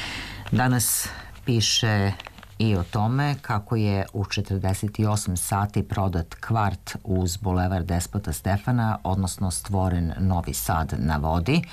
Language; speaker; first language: Serbian; native; Serbian